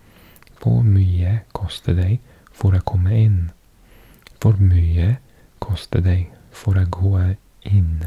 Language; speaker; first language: Danish; non-native, learner; English